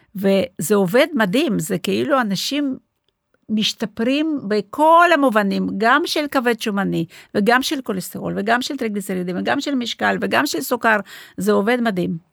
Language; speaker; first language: Hebrew; non-native, fluent; Russian